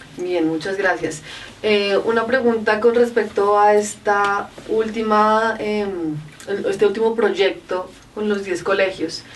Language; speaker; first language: Spanish; native; Spanish